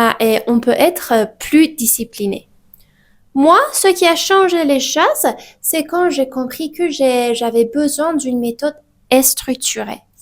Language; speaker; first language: French; non-native, fluent; Persian